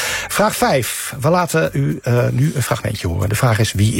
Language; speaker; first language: Dutch; native; Dutch